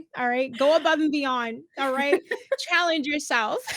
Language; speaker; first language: English; native; English